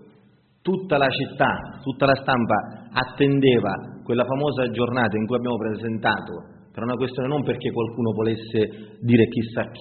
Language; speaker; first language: Italian; native; Italian